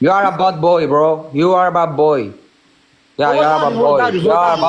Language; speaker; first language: English; non-native, learner; Spanish